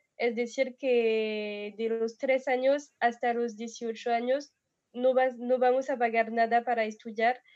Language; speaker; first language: Spanish; non-native, learner; French